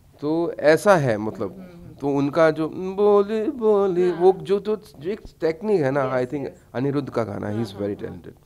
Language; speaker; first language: Hindi; native; Hindi